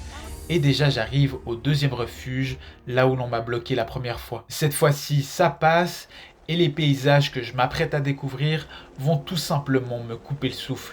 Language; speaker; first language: French; native; French